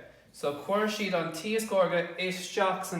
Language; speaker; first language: Irish; non-native, local second language; English